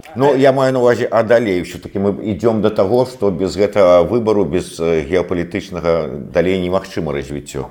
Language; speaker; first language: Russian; non-native, local second language; Belarusian